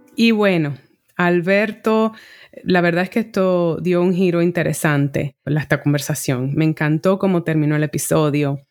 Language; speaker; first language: Spanish; native; Spanish